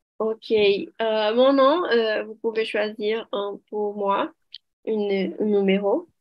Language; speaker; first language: French; non-native, learner; Portuguese